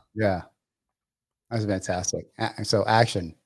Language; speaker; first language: English; early bilingual, other home language; Vietnamese